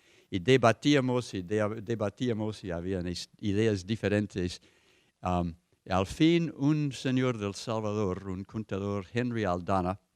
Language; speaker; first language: Spanish; non-native, fluent; English